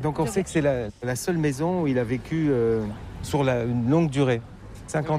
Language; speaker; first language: French; native; French